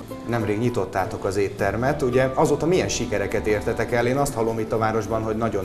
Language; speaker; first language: Hungarian; native; Hungarian